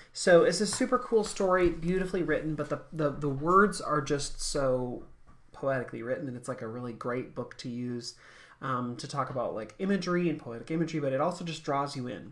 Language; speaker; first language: English; native; English